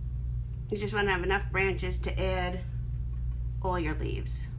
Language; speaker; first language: English; native; English